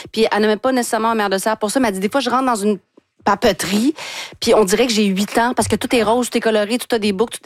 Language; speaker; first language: French; native; French